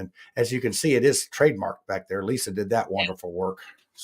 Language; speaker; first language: English; native; English